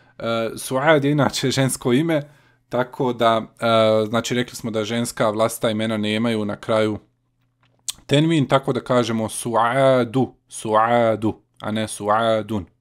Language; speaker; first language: Bosnian; native; Bosnian